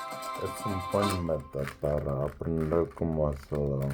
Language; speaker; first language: Spanish; non-native, learner; English